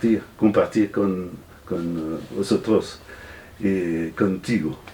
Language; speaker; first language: Spanish; non-native, fluent; French